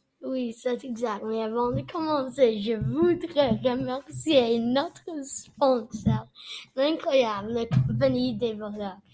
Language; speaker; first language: French; non-native, learner; English